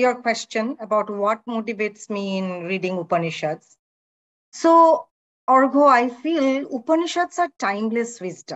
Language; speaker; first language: English; non-native, local second language; Bangla